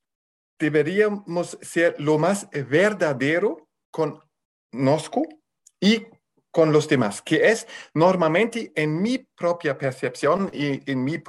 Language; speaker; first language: Spanish; non-native, fluent; German